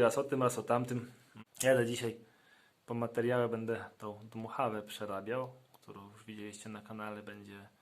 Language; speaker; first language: Polish; native; Polish